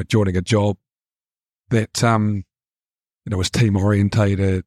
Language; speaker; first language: English; native; English